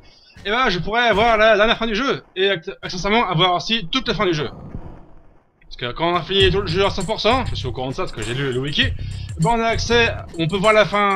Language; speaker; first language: French; native; French